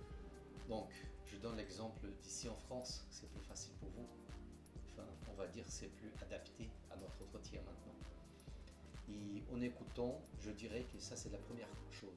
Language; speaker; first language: French; non-native, fluent; Portuguese